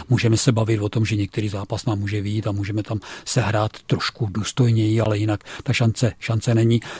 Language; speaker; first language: Czech; native; Czech